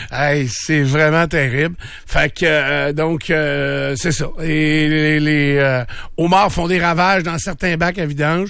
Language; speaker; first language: French; native; French